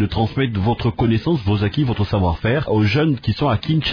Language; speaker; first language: French; non-native, local second language; Lingala